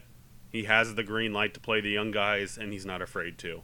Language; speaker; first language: English; native; English